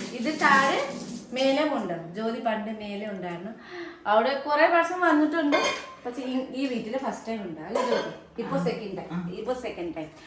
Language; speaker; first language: Malayalam; non-native, learner; Nepali